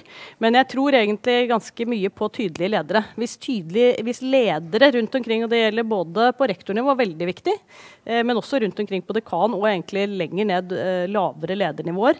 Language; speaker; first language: Norwegian; native; Norwegian